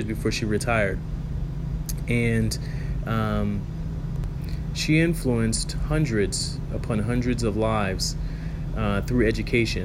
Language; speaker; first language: English; native; English